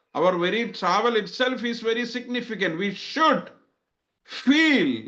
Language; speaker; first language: English; non-native, local second language; Malayalam